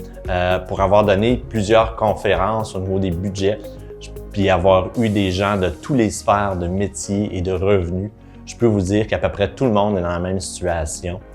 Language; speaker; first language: French; native; French